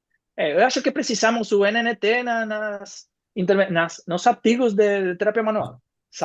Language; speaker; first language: Portuguese; non-native, fluent; Spanish